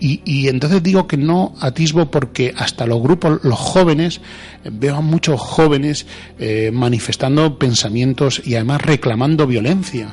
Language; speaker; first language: Spanish; native; Spanish